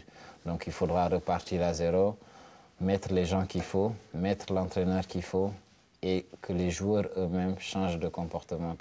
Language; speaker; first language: French; non-native, local second language; Wolof